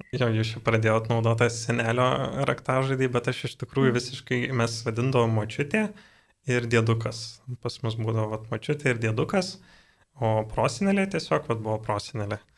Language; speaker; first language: Lithuanian; native; Lithuanian